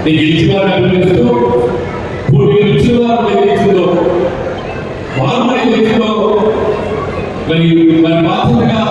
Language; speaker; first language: Telugu; native; Telugu